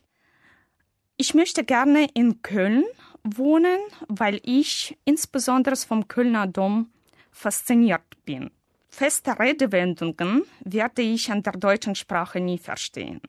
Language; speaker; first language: German; non-native, fluent; Russian